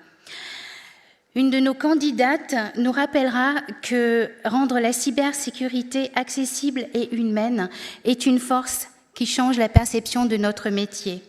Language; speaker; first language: French; native; French